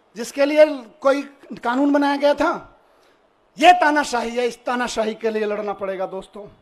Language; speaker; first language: Hindi; native; Hindi